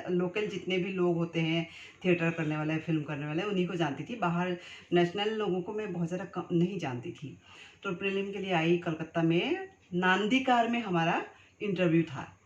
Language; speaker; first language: Hindi; non-native, local second language; Assamese